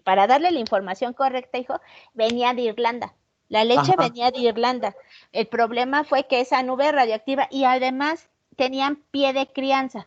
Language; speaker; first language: Spanish; native; Spanish